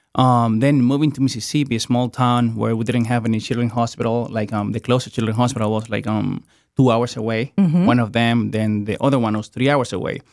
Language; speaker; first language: English; non-native, fluent; Spanish